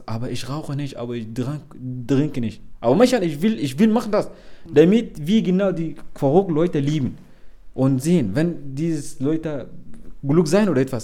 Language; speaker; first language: German; non-native, learner; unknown